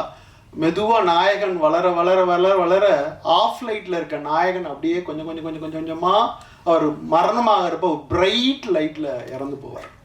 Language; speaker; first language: Tamil; native; Tamil